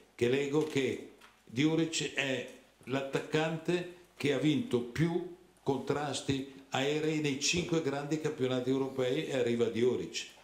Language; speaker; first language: Italian; native; Italian